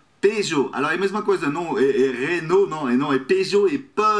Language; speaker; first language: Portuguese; non-native, fluent; French